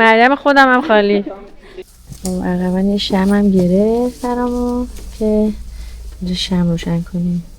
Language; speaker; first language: Persian; native; Persian